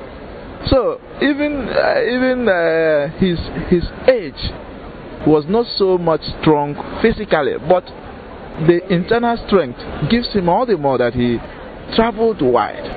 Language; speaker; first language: English; non-native, local second language; Igbo